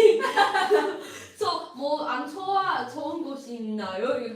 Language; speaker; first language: Korean; non-native, learner; English